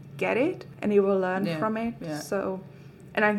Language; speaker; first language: English; non-native, fluent; Czech